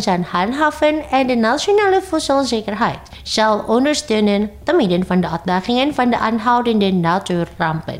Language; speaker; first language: Dutch; non-native, fluent; Indonesian